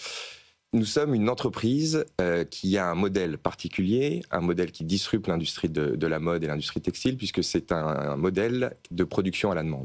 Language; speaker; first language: French; native; French